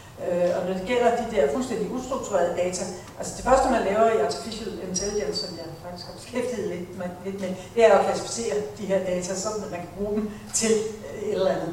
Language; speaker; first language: Danish; native; Danish